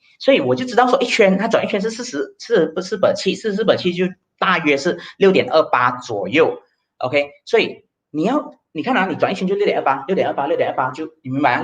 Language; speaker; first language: Chinese; native; Chinese